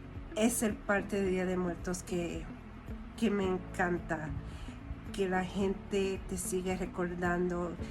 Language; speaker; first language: Spanish; early bilingual, heritage; Spanish